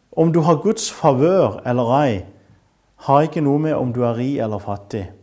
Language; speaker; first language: Norwegian; native; Norwegian